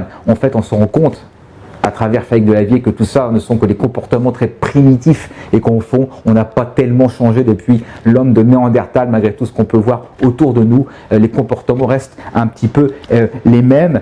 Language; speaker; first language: French; native; French